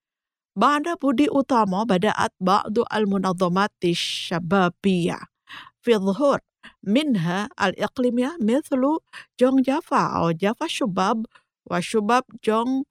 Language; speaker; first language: Arabic; non-native, fluent; Indonesian